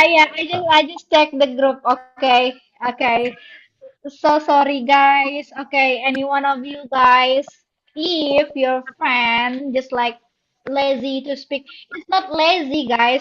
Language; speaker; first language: English; non-native, learner; Indonesian